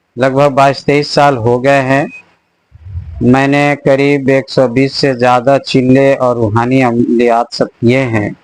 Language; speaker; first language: Urdu; native; Urdu